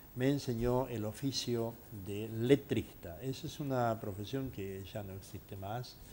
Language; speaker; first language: Spanish; native; Spanish